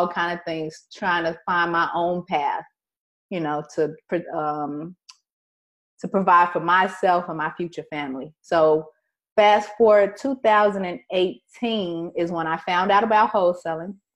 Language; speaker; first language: English; native; English